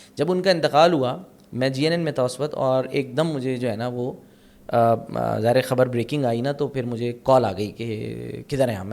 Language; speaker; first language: Urdu; native; Urdu